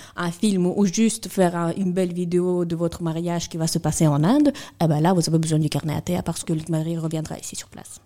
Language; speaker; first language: French; non-native, fluent; Russian